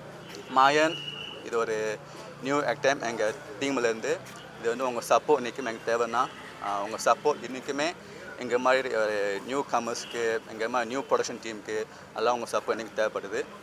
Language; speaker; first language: Tamil; early bilingual, heritage; Tamil